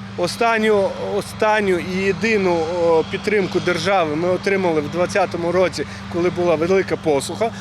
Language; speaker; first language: Ukrainian; native; Ukrainian